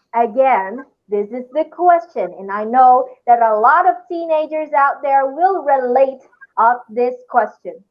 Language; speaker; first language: English; non-native, local second language; Filipino